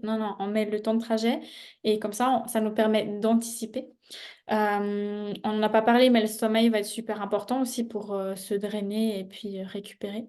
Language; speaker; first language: French; native; French